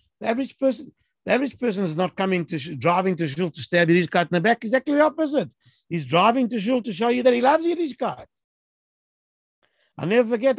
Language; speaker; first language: English; native; English